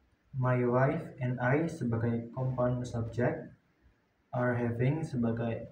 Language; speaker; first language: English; non-native, learner; Indonesian